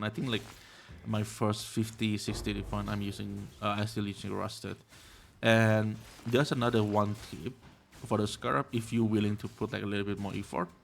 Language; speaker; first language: English; non-native, fluent; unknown